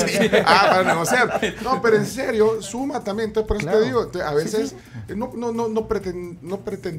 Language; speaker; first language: Spanish; native; Spanish